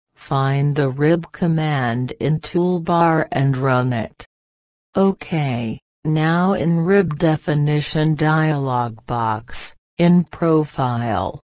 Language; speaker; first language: English; non-native, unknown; Persian